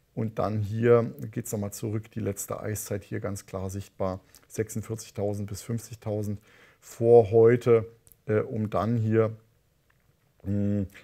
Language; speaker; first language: German; native; German